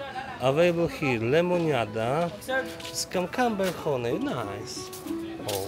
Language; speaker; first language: English; non-native, learner; Polish